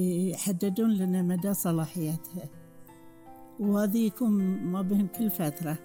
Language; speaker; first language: Arabic; native; Arabic